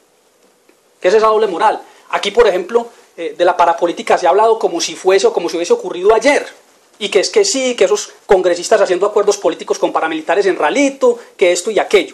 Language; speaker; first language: Spanish; native; Spanish